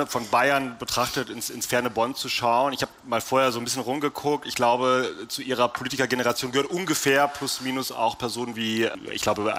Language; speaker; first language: German; native; German